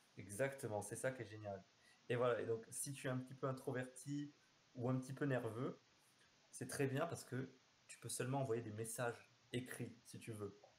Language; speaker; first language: French; native; French